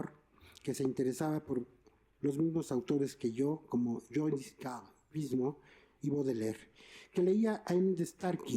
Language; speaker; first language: Spanish; native; Spanish